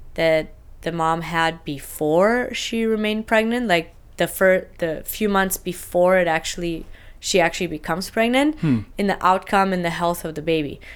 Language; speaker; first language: English; non-native, fluent; Romanian